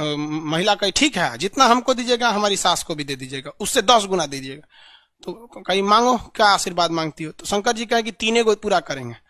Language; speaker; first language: Hindi; native; Hindi